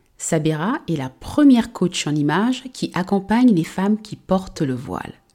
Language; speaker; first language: French; native; French